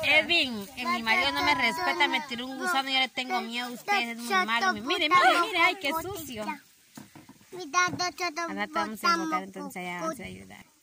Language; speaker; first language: Spanish; native; Spanish